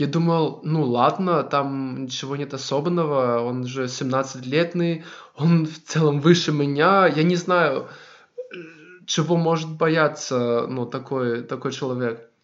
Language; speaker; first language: Russian; non-native, fluent; Greek